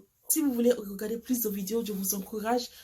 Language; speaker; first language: French; non-native, fluent; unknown